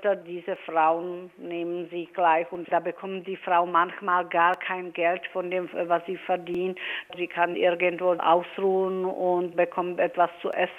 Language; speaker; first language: German; non-native, fluent; Czech